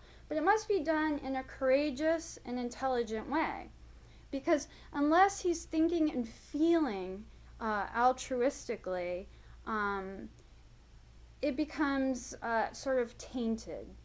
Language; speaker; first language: English; native; English